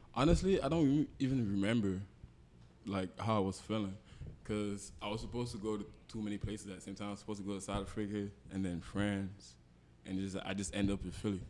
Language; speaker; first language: English; non-native, local second language; French